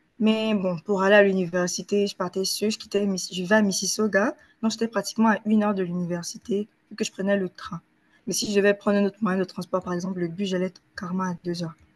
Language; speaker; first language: French; native; French